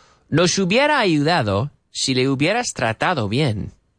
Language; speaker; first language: Spanish; non-native, fluent; English